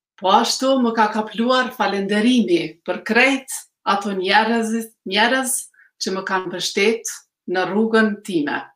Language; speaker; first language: Albanian; early bilingual, heritage; Albanian